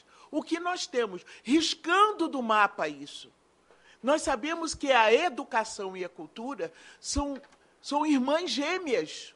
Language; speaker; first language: Portuguese; native; Portuguese